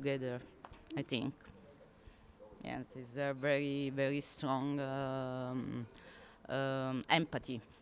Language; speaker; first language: English; non-native, learner; Italian